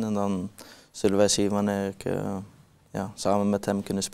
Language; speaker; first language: Dutch; non-native, learner; Norwegian